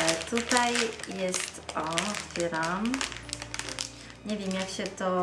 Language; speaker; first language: Polish; non-native, fluent; Italian